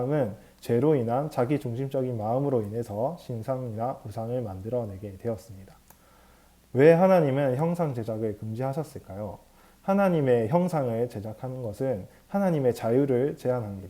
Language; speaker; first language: Korean; native; Korean